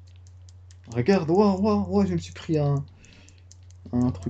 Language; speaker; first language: French; native; French